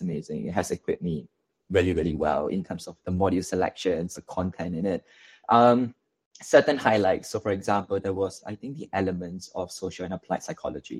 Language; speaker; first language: English; non-native, local second language; Chinese